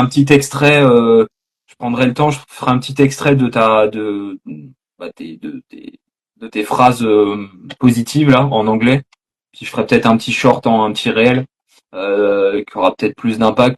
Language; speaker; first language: French; native; French